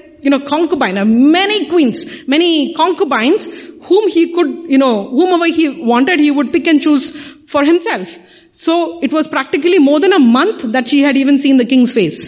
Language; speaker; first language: English; non-native, local second language; Tamil